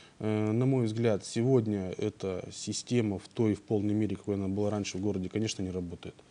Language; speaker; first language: Russian; native; Russian